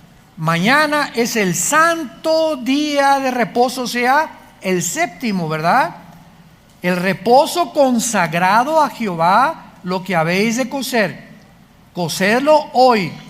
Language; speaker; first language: Spanish; native; Spanish